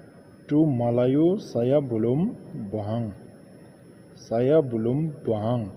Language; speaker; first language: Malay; non-native, learner; Nepali